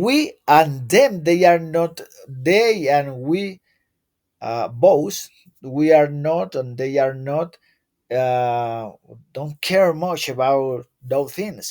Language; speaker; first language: English; non-native, learner; Spanish